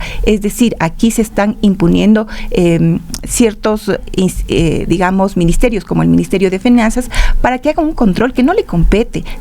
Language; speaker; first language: Spanish; native; Spanish